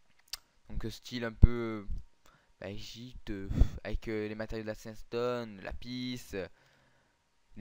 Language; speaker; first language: French; native; French